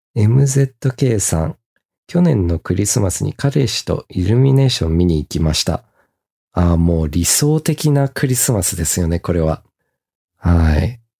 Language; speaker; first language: Japanese; early bilingual, heritage; Japanese